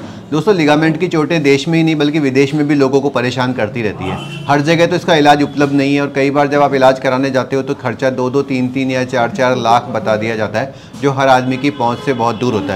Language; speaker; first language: Hindi; native; Hindi